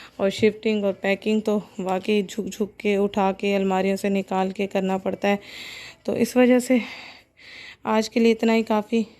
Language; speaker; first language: Urdu; native; Urdu